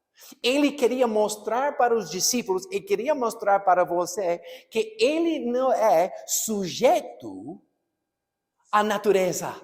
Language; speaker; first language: Portuguese; non-native, fluent; English